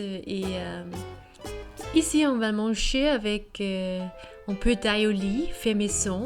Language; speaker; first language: French; non-native, learner; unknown